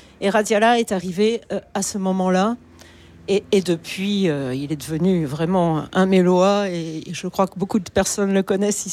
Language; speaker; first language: French; native; French